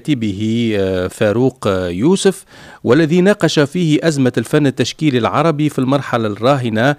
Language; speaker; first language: Arabic; native; Arabic